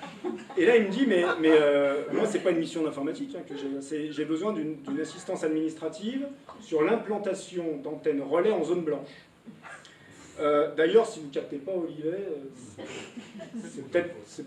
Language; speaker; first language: French; native; French